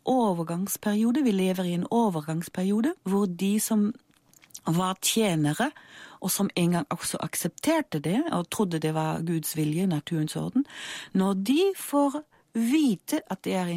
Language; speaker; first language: Norwegian; non-native, fluent; German